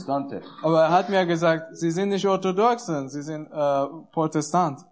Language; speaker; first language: German; non-native, learner; Persian